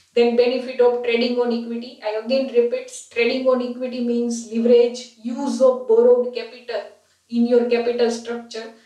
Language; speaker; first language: English; non-native, local second language; Gujarati